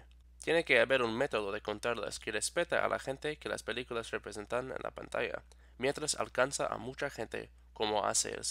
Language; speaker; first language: Spanish; non-native, fluent; English